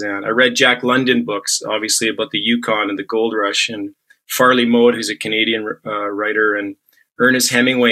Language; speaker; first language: English; native; English